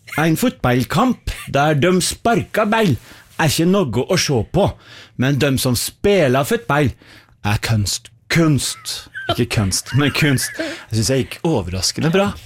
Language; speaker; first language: Norwegian; native; Norwegian